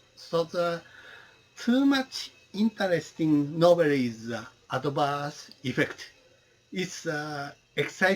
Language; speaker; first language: English; non-native, learner; Japanese